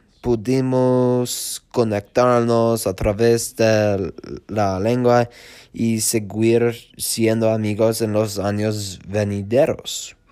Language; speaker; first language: Spanish; non-native, learner; English